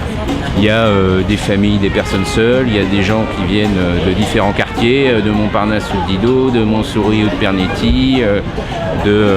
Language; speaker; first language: French; native; French